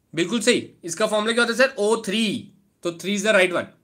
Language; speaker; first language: Hindi; native; Hindi